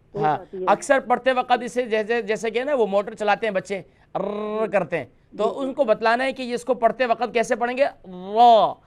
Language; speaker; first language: Urdu; native; Urdu